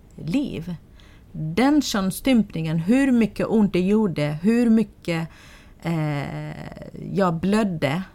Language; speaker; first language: Swedish; non-native, fluent; Arabic